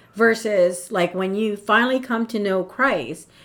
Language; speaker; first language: English; non-native, local second language; Filipino